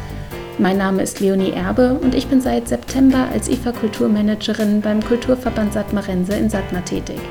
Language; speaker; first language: German; native; German